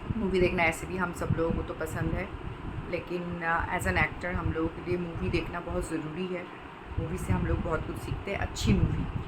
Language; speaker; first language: Hindi; non-native, local second language; Bangla